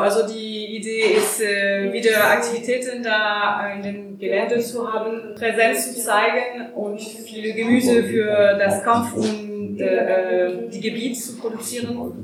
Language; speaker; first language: German; non-native, learner; French